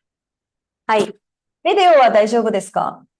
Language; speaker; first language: Japanese; non-native, fluent; Tamil